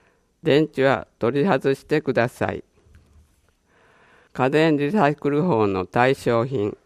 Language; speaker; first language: Japanese; native; Japanese